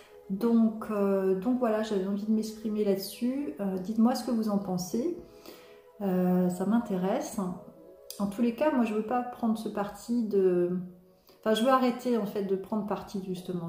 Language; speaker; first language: French; native; French